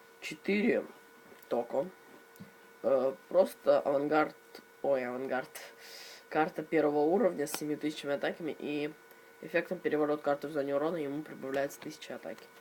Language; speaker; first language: Russian; native; Russian